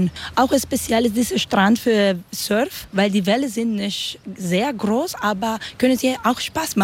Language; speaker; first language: German; non-native, learner; Spanish